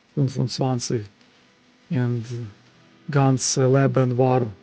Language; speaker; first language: German; non-native, learner; Ukrainian